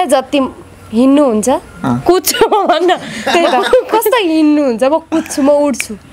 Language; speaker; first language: Nepali; native; Nepali